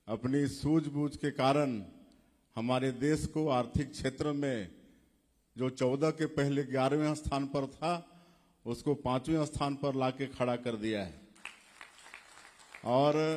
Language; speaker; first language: Hindi; native; Hindi